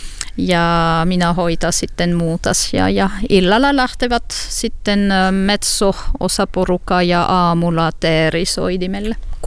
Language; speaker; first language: Finnish; non-native, learner; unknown